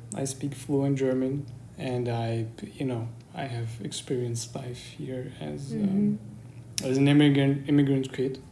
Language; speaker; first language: English; non-native, fluent; Persian